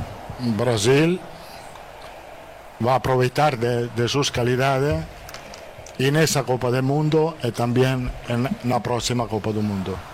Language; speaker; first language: Spanish; non-native, fluent; Italian